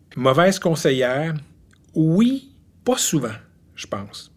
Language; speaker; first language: French; native; French